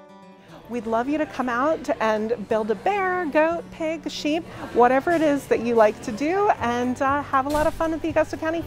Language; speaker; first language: English; native; English